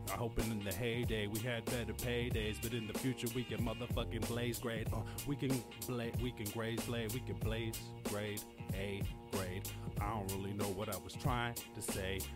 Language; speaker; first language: English; native; English